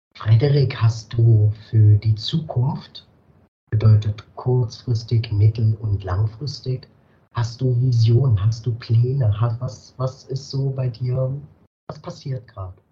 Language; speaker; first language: German; non-native, fluent; French